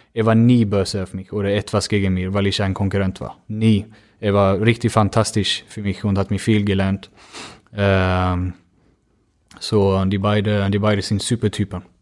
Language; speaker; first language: German; non-native, fluent; Swedish